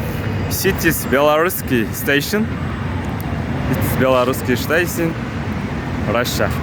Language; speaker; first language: English; non-native, learner; Kyrgyz